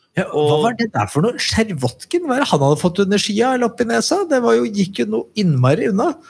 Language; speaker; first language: Norwegian; native; Norwegian